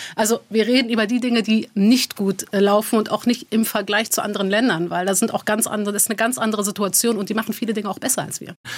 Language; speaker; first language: German; early bilingual, other home language; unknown